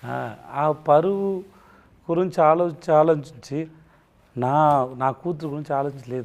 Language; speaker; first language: Telugu; non-native, learner; Tamil